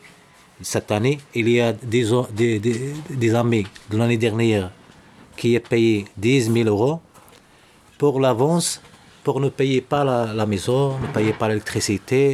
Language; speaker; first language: French; non-native, learner; Arabic